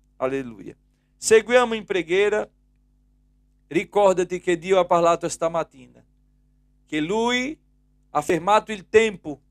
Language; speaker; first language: Italian; non-native, fluent; Portuguese